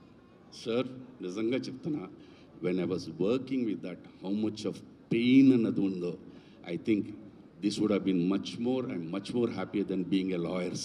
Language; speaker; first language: Telugu; native; Telugu